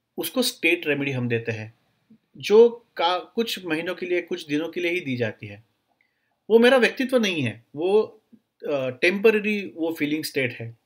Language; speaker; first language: Hindi; non-native, local second language; Marathi